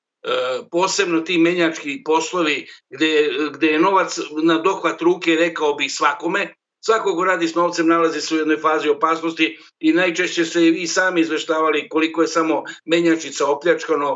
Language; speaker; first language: Serbian; native; Serbian